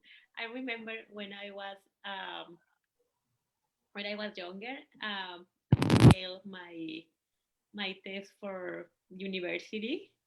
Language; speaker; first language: English; non-native, learner; Spanish